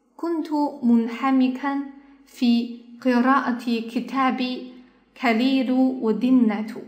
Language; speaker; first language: Arabic; non-native, fluent; Chinese